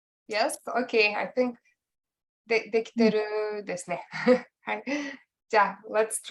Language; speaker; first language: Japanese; non-native, learner; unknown